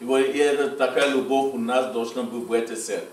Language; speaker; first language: Russian; non-native, fluent; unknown